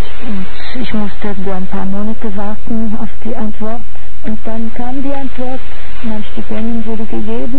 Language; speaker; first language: German; non-native, fluent; Portuguese